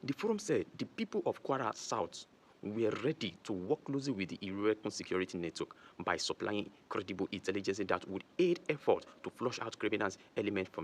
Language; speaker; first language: English; non-native, local second language; Yoruba